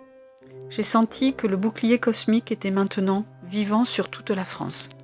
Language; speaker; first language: French; native; French